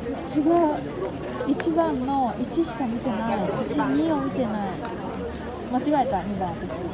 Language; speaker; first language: Japanese; non-native, learner; Filipino